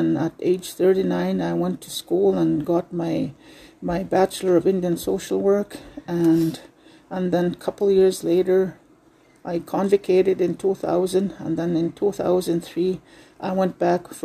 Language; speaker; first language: English; non-native, local second language; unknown